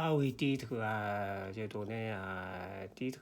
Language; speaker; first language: French; non-native, learner; Korean